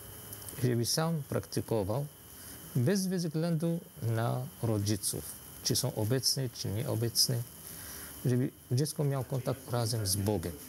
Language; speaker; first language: Polish; non-native, fluent; Arabic